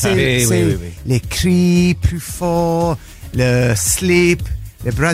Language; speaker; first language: French; non-native, learner; English